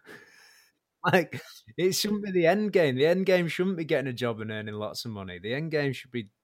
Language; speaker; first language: English; native; English